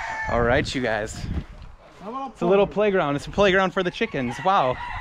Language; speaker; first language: English; native; English